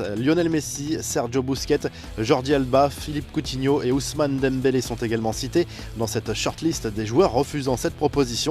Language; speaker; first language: French; native; French